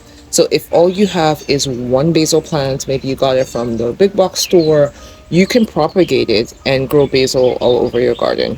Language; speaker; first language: English; native; English